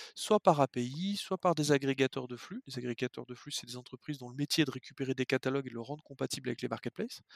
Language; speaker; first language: French; native; French